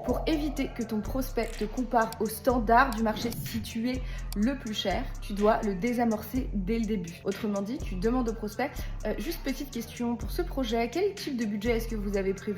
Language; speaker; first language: French; native; French